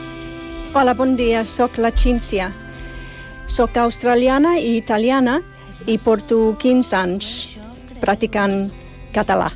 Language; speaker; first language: Catalan; non-native, fluent; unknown